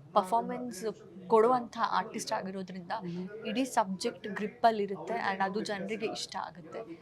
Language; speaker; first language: Kannada; non-native, local second language; Tulu